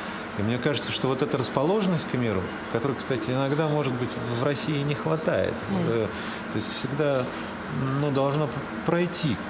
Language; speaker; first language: Russian; native; Russian